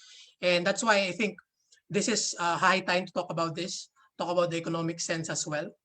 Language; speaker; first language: English; non-native, local second language; Filipino